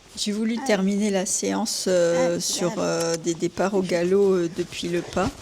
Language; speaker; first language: French; native; French